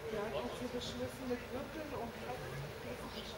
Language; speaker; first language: German; non-native, learner; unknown